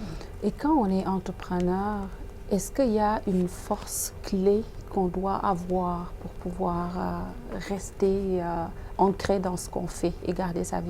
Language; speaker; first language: French; native; French